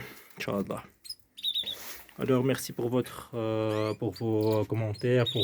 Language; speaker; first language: French; non-native, fluent; Arabic